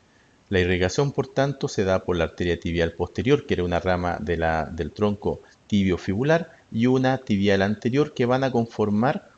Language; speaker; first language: Spanish; native; Spanish